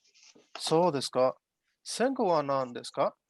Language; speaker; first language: Japanese; non-native, learner; Spanish